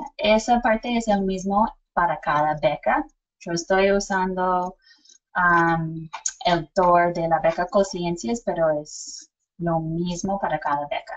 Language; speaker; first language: Spanish; non-native, fluent; English